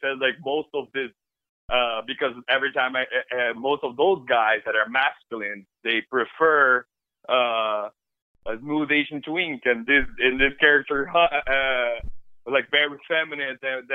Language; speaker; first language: English; non-native, fluent; Portuguese